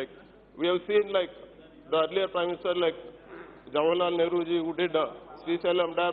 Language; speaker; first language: English; non-native, local second language; Telugu